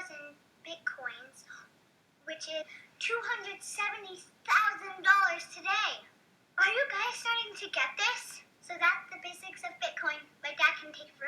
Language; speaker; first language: English; native; English